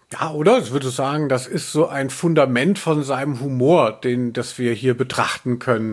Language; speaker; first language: German; native; German